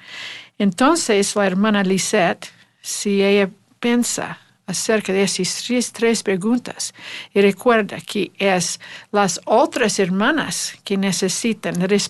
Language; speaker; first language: Spanish; non-native, learner; English